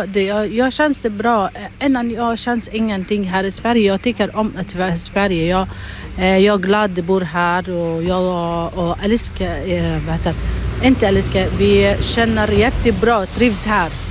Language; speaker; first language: Swedish; non-native, learner; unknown